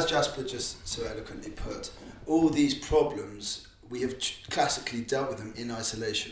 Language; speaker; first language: English; native; English